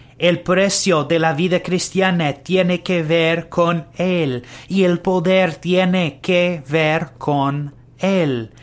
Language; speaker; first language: Spanish; non-native, learner; English